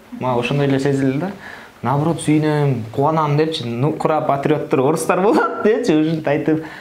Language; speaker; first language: Kyrgyz; non-native, local second language; Russian